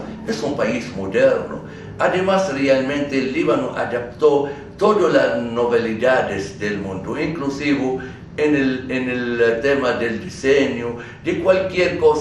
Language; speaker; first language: Spanish; non-native, fluent; Arabic